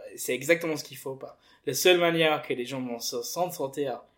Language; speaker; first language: French; early bilingual, other home language; English